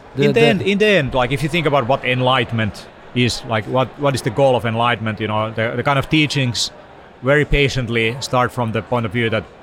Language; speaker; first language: English; non-native, fluent; Finnish